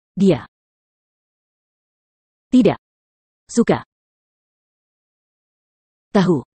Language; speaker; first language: Indonesian; non-native, learner; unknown